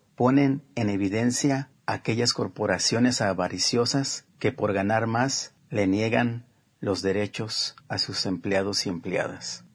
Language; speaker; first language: Spanish; native; Spanish